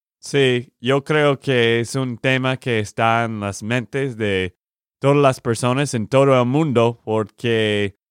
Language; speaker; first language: Spanish; non-native, learner; English